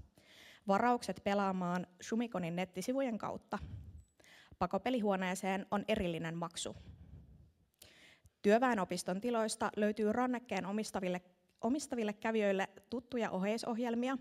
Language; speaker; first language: Finnish; native; Finnish